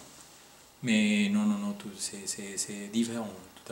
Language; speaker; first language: French; non-native, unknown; Spanish